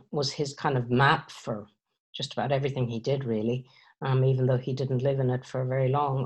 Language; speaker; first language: English; native; English